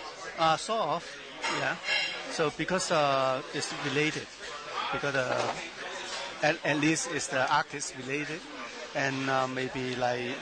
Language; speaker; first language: English; non-native, learner; Chinese